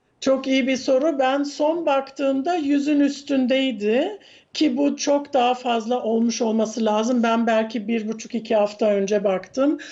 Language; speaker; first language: Turkish; early bilingual, heritage; Turkish